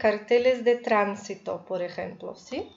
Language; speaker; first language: Spanish; non-native, fluent; Portuguese